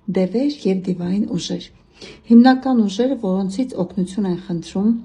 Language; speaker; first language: Armenian; native; Armenian